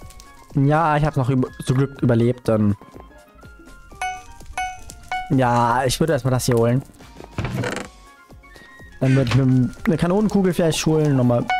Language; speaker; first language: German; native; German